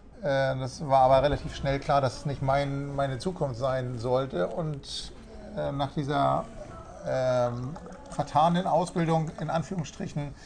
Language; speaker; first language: German; native; German